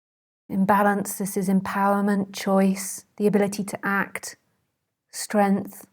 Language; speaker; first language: English; native; English